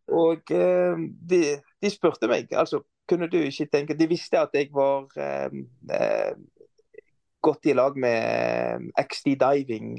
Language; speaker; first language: Norwegian; non-native, fluent; Arabic